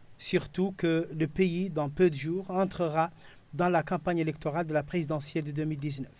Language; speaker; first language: French; non-native, local second language; Arabic